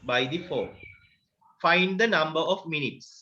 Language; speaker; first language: English; non-native, local second language; Sinhala